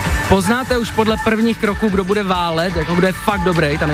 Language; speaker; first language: Czech; native; Czech